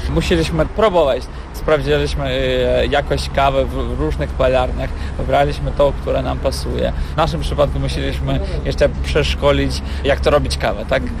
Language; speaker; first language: Polish; non-native, fluent; Ukrainian